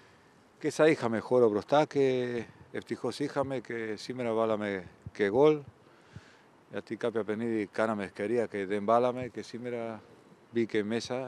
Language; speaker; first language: Greek; non-native, fluent; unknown